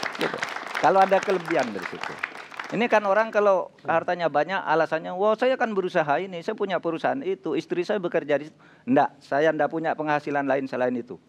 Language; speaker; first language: Indonesian; non-native, local second language; Madurese